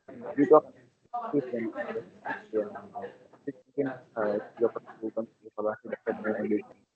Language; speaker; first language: Indonesian; native; Indonesian